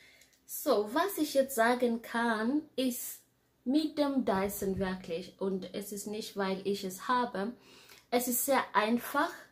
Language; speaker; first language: German; non-native, fluent; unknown